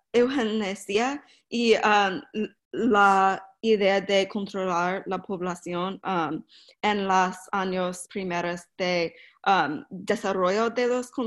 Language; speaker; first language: Spanish; non-native, learner; English